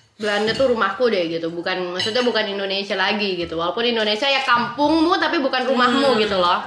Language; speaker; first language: Indonesian; native; Indonesian